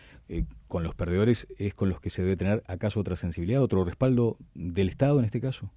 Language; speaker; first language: Spanish; native; Spanish